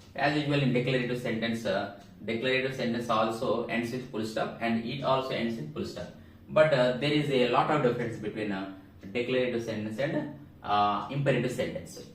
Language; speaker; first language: English; non-native, local second language; Telugu